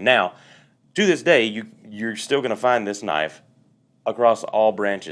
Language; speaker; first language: English; native; English